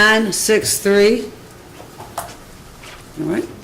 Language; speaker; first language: English; native; English